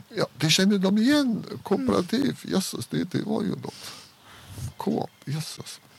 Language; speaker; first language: Swedish; non-native, fluent; German